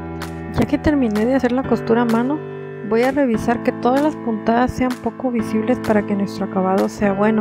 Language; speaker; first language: Spanish; native; Spanish